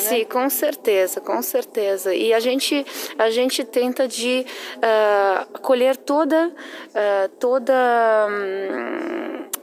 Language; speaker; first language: Portuguese; non-native, fluent; Russian